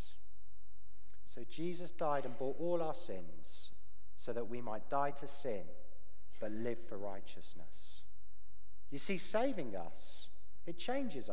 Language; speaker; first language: English; native; English